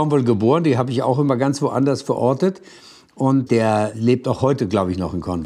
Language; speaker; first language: German; native; German